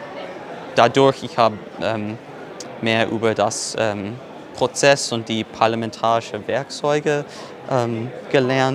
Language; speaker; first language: German; non-native, fluent; English